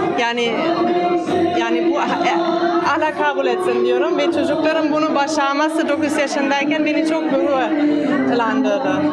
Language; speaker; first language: Turkish; non-native, fluent; German